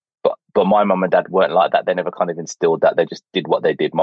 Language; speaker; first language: English; native; English